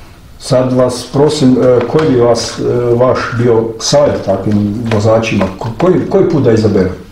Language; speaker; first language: Croatian; native; Croatian